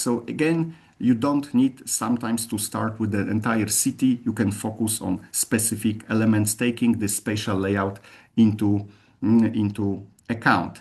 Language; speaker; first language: English; non-native, fluent; Polish